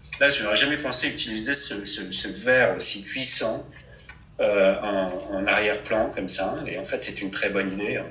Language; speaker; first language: French; native; French